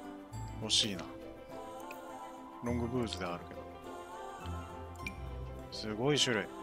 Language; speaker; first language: Japanese; native; Japanese